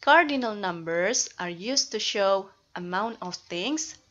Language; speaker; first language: English; non-native, fluent; Indonesian